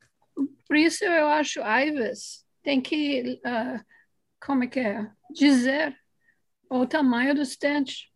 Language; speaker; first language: Portuguese; non-native, fluent; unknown